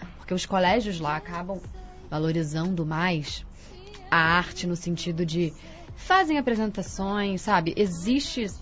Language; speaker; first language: Portuguese; early bilingual, heritage; Portuguese